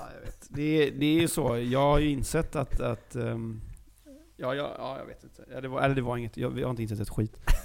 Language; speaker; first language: Swedish; native; Swedish